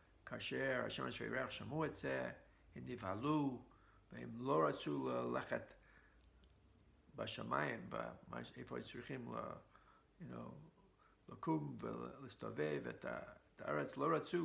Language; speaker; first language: Hebrew; non-native, fluent; English